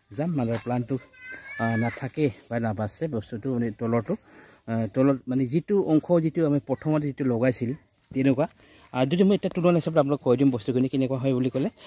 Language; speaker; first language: Assamese; non-native, local second language; Garo